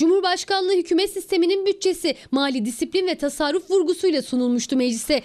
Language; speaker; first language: Turkish; native; Turkish